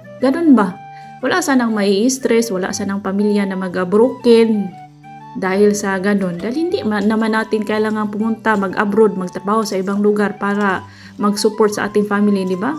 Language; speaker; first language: Filipino; non-native, local second language; Cebuano